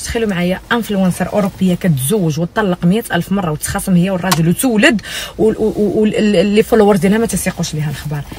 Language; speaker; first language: Arabic; native; Arabic